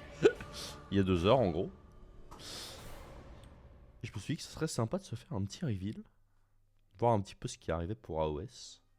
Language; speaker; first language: French; native; French